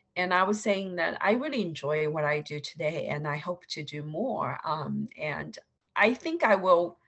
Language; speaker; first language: English; non-native, fluent; Chinese